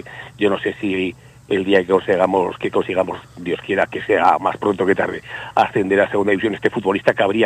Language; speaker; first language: Spanish; native; Spanish